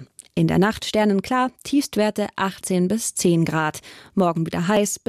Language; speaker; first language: German; native; German